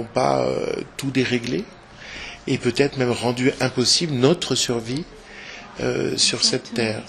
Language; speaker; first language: French; native; French